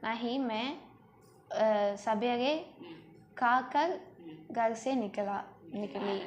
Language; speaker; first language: Hindi; non-native, learner; Tamil